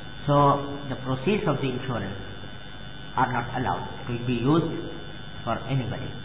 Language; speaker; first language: English; non-native, local second language; Urdu